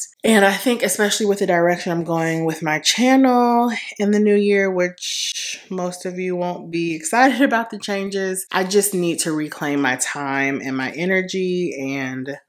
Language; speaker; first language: English; native; English